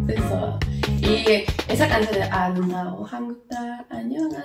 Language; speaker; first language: Korean; non-native, learner; Spanish